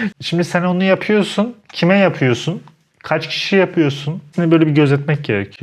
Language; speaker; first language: Turkish; native; Turkish